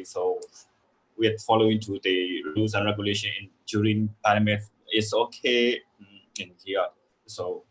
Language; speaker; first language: English; non-native, learner; Burmese